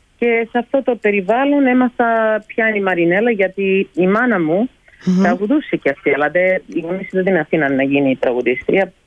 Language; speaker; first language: Greek; early bilingual, heritage; Greek